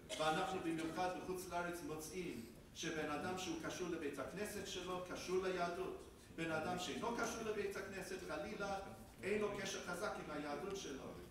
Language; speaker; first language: Hebrew; non-native, fluent; English